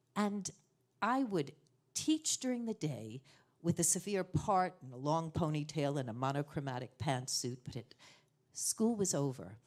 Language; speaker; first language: English; native; English